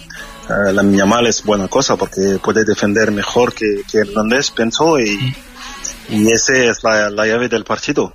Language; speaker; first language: Spanish; non-native, fluent; French